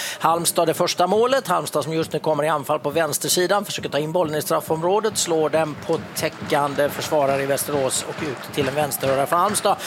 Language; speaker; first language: Swedish; native; Swedish